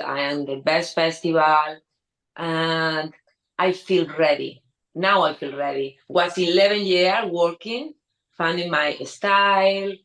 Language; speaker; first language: English; non-native, learner; Spanish